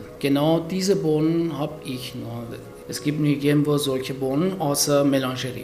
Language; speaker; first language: German; non-native, fluent; Persian